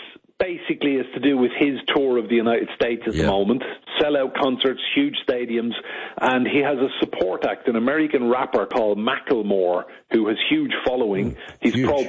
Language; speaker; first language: English; native; English